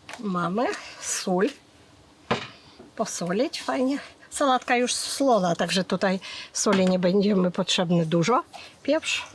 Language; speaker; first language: Polish; non-native, fluent; Ukrainian